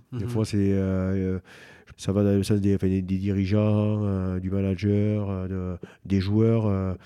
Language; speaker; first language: French; native; French